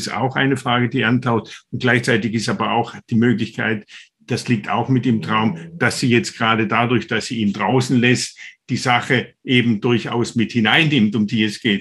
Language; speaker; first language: German; native; German